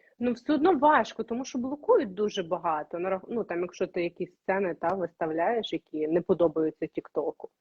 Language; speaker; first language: Ukrainian; native; Ukrainian